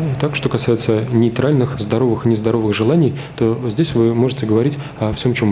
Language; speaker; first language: Russian; native; Russian